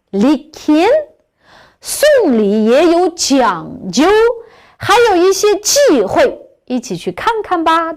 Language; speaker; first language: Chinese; non-native, local second language; Uyghur